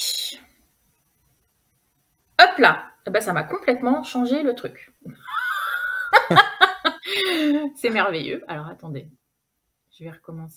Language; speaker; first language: French; native; French